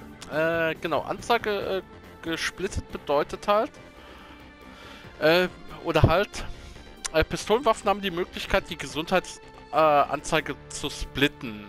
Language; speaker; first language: German; native; German